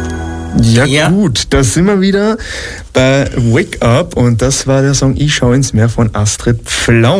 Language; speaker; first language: German; native; German